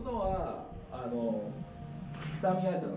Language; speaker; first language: Japanese; native; Japanese